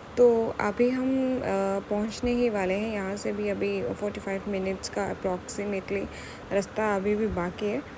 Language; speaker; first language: Hindi; native; Hindi